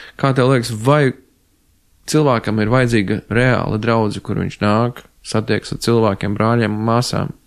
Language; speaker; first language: Latvian; native; Latvian